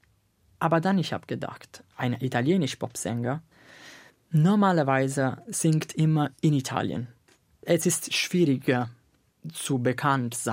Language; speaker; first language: German; non-native, fluent; Italian